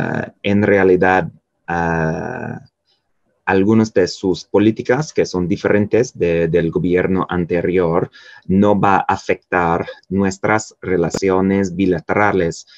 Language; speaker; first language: Spanish; non-native, fluent; English